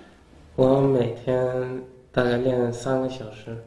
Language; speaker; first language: Chinese; early bilingual, heritage; Chinese